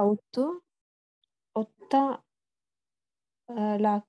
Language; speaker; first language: Finnish; non-native, learner; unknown